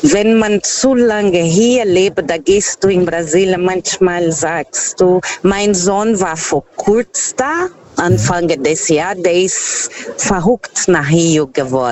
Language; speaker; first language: German; non-native, fluent; Portuguese